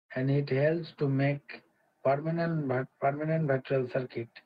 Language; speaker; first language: English; non-native, local second language; Bangla